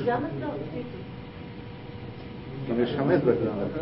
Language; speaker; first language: Hebrew; non-native, fluent; Russian